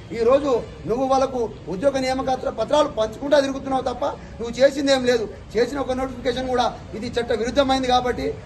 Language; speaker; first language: Telugu; native; Telugu